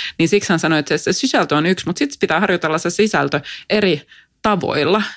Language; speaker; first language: Finnish; non-native, local second language; Swedish